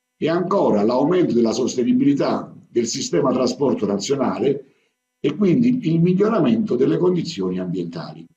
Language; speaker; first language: Italian; native; Italian